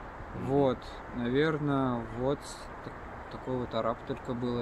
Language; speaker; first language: Russian; native; Russian